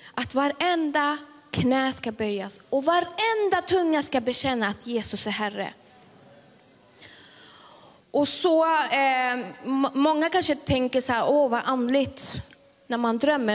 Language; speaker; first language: Swedish; early bilingual, other home language; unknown